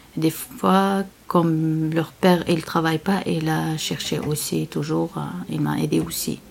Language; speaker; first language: French; non-native, learner; Chechen